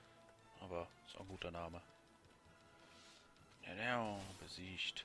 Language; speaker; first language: German; native; German